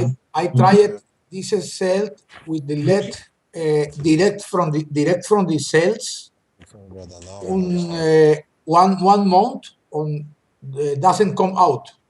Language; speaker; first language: English; non-native, learner; Spanish